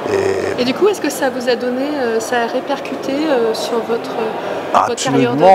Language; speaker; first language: French; native; French